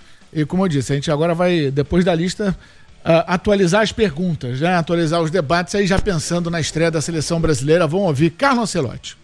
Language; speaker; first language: Portuguese; native; Portuguese